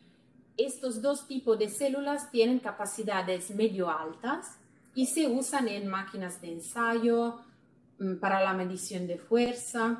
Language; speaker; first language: Spanish; non-native, fluent; Italian